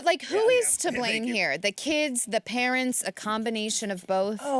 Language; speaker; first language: English; native; English